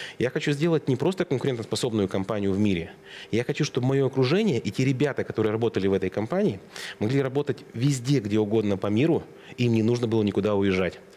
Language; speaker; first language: Russian; native; Russian